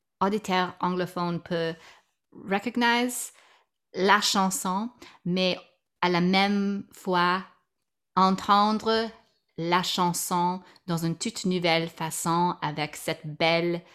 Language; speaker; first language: French; non-native, learner; English